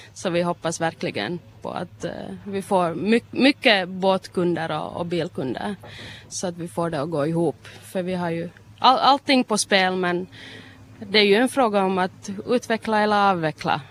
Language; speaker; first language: Swedish; native; Swedish